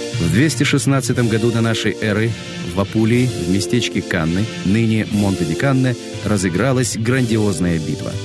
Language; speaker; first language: Russian; native; Russian